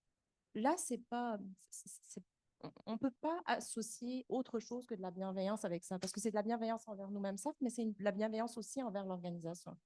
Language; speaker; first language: French; native; French